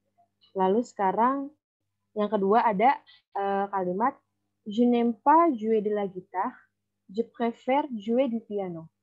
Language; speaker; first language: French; non-native, fluent; Indonesian